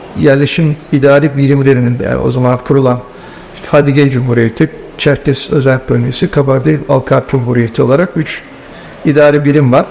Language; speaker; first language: Turkish; native; Turkish